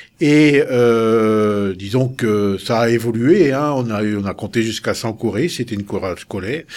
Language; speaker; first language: French; native; French